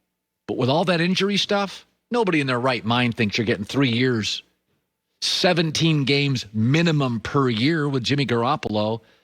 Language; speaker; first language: English; native; English